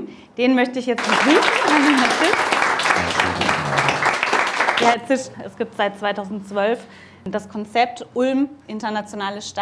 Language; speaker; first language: German; native; German